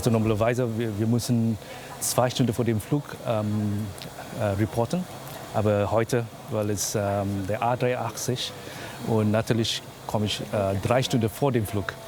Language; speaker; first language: German; non-native, fluent; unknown